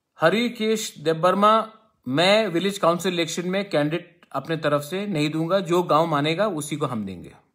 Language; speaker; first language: Hindi; non-native, local second language; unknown